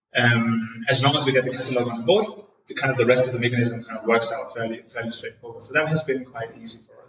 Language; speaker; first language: English; non-native, fluent; Danish